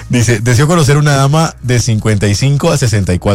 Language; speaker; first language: Spanish; native; Spanish